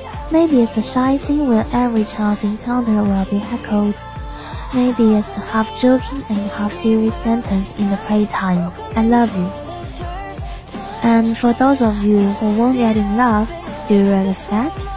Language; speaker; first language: English; non-native, fluent; Chinese